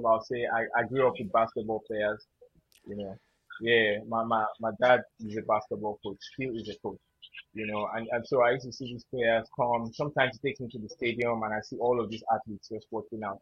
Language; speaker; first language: English; non-native, local second language; Yoruba